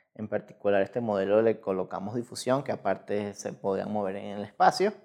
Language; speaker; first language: Spanish; native; Spanish